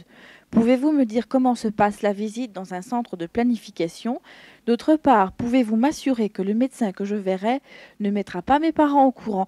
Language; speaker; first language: French; native; French